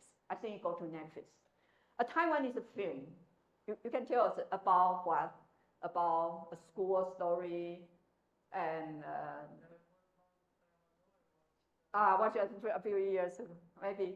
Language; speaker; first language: English; non-native, fluent; Chinese